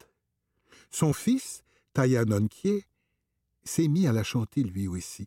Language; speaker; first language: French; native; French